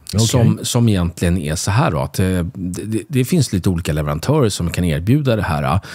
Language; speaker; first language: Swedish; native; Swedish